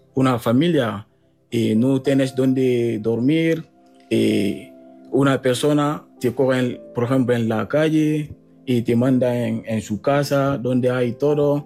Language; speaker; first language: Spanish; non-native, fluent; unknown